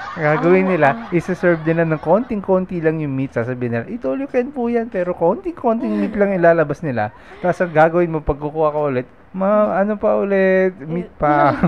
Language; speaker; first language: Filipino; native; Filipino